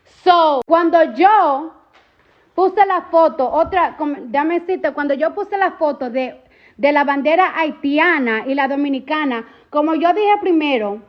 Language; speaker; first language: Spanish; early bilingual, heritage; Spanish